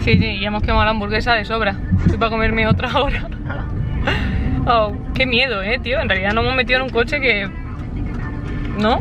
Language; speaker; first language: Spanish; native; Spanish